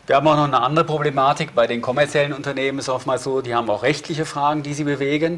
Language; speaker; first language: German; native; German